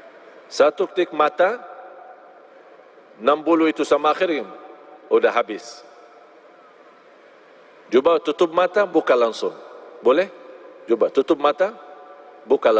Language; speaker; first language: Indonesian; non-native, fluent; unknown